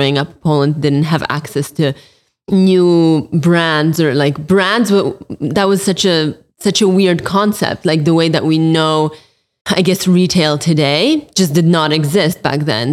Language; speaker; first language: English; early bilingual, other home language; Polish